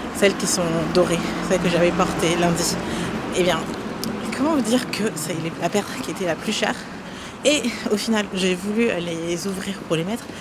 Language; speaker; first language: French; early bilingual, other home language; German